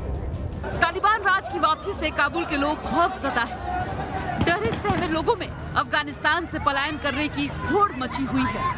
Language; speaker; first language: Hindi; native; Hindi